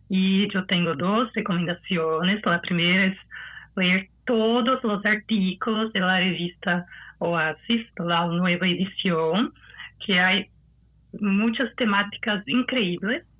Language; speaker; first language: Spanish; non-native, fluent; Portuguese